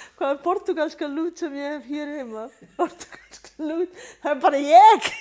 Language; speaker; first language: Icelandic; non-native, learner; Portuguese